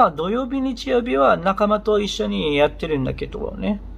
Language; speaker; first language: Japanese; non-native, fluent; Indonesian